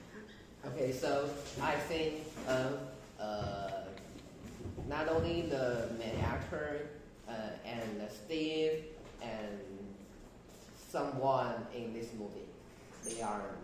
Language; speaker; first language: English; non-native, learner; Chinese